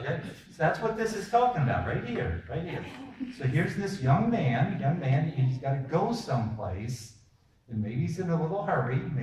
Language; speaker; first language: English; native; English